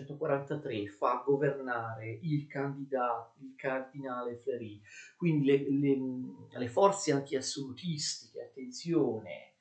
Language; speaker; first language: Italian; native; Italian